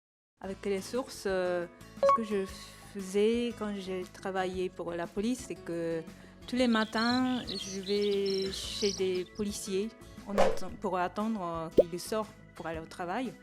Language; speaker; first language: French; non-native, fluent; Japanese